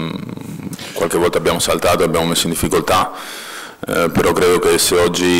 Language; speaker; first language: Italian; native; Italian